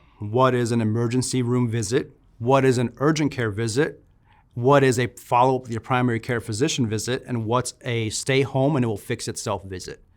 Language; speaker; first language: English; native; English